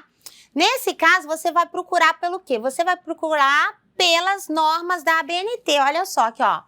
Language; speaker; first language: Portuguese; native; Portuguese